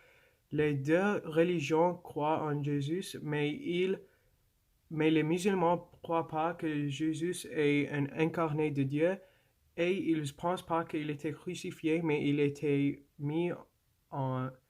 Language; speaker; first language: French; non-native, local second language; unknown